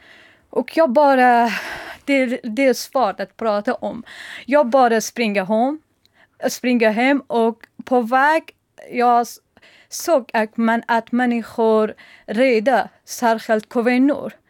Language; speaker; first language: Swedish; non-native, learner; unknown